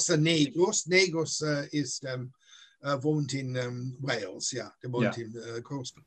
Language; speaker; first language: German; non-native, fluent; English